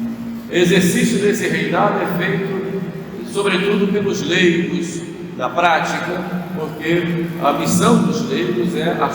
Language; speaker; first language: Portuguese; native; Portuguese